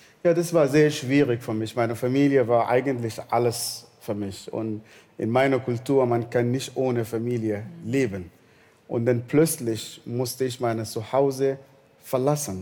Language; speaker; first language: German; non-native, fluent; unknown